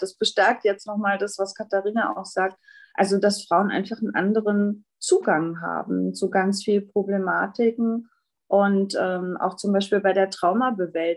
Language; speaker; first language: German; native; German